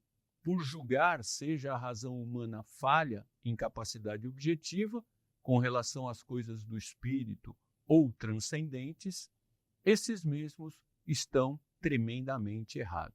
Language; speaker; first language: Portuguese; native; Portuguese